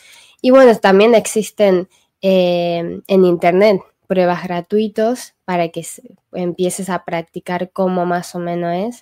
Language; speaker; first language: Spanish; non-native, fluent; Chinese